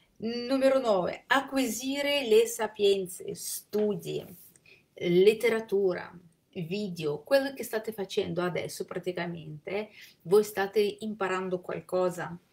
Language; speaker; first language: Italian; non-native, fluent; Russian